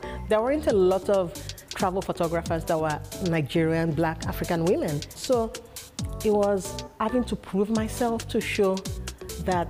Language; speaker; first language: English; non-native, local second language; Yoruba